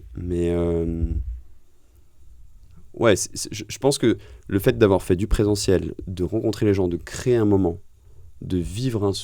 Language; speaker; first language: French; native; French